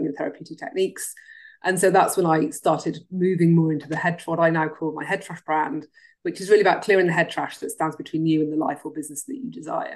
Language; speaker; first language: English; native; English